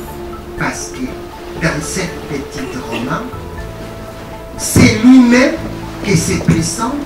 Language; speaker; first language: French; non-native, fluent; Spanish